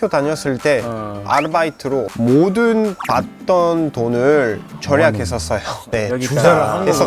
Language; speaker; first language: Korean; non-native, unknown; French